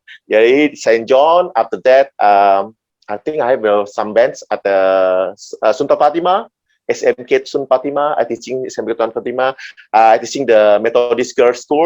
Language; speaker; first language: English; non-native, learner; Indonesian